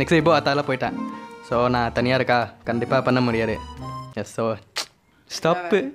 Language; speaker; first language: Tamil; non-native, learner; Thai